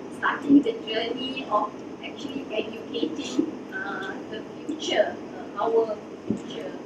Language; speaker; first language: English; non-native, local second language; Malay